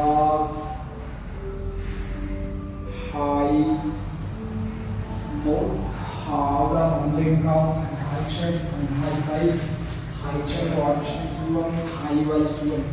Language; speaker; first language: Vietnamese; non-native, learner; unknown